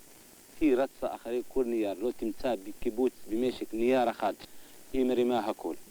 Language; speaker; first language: Hebrew; non-native, local second language; Arabic